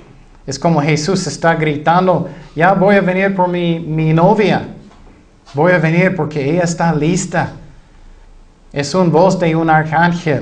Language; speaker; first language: Spanish; non-native, fluent; English